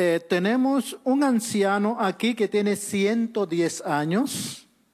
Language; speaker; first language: Spanish; early bilingual, other home language; Haitian Creole